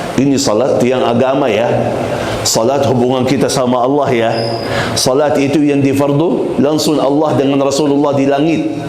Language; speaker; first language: Malay; non-native, fluent; Arabic